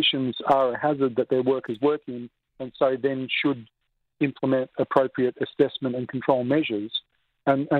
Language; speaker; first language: English; native; English